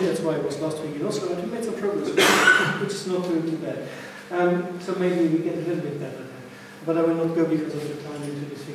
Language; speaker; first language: English; non-native, fluent; Luxembourgish